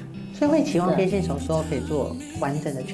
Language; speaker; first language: Chinese; native; Chinese